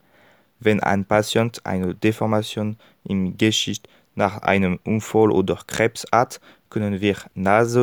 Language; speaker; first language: German; non-native, learner; French